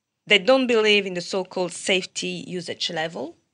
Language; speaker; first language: English; non-native, fluent; French